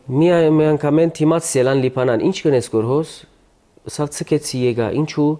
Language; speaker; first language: Armenian; early bilingual, heritage; Armenian